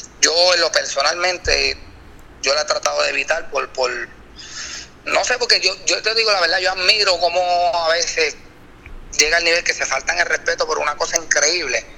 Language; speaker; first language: Spanish; native; Spanish